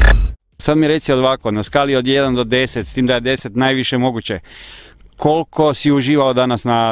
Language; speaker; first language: Croatian; native; Croatian